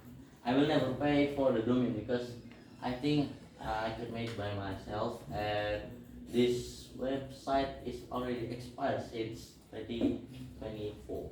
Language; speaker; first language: English; non-native, learner; Indonesian